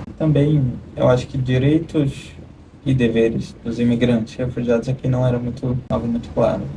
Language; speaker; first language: Portuguese; non-native, fluent; Arabic